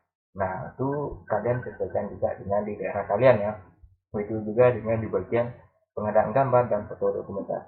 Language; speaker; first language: Indonesian; native; Indonesian